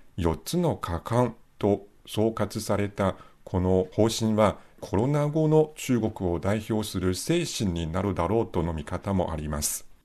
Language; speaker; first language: Japanese; non-native, fluent; Chinese